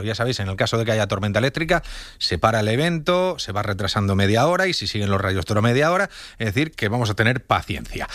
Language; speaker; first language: Spanish; native; Spanish